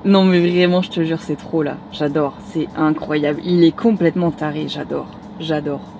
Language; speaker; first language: French; native; French